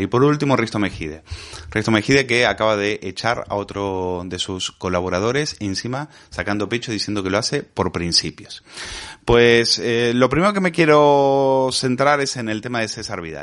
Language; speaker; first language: Spanish; native; Spanish